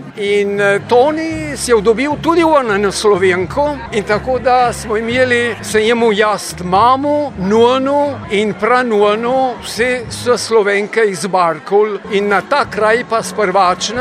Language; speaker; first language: Slovenian; early bilingual, heritage; Slovenian